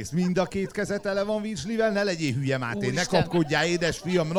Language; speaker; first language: Hungarian; native; Hungarian